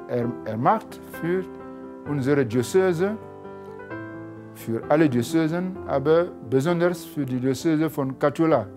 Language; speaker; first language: German; non-native, learner; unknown